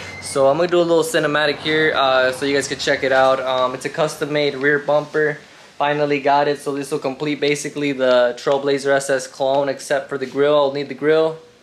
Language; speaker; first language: English; early bilingual, other home language; Spanish